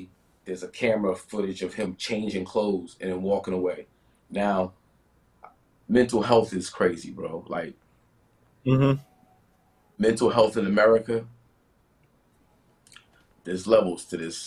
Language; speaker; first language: English; native; English